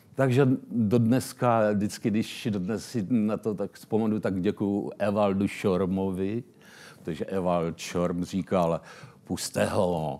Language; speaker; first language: Czech; native; Czech